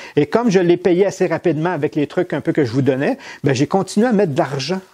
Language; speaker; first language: French; native; French